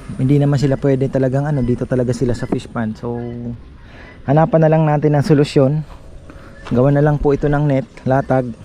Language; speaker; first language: Filipino; native; Filipino